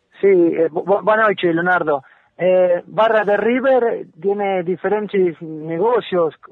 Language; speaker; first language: Portuguese; non-native, learner; Spanish